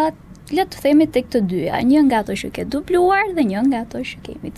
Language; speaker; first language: Albanian; native; Albanian